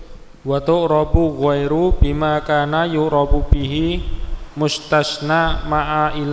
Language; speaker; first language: Arabic; non-native, learner; Indonesian